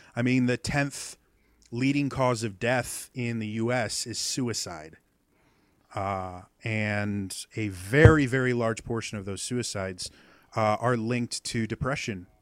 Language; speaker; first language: English; native; English